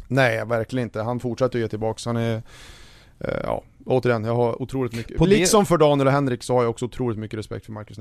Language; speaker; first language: Swedish; native; Swedish